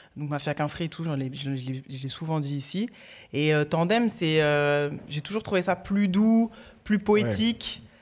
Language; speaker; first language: French; native; French